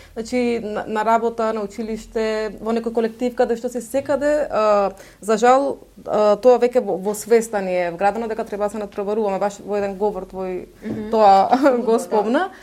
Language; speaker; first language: Macedonian; non-native, local second language; Turkish